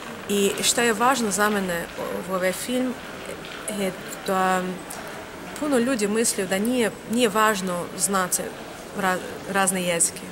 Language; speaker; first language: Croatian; non-native, learner; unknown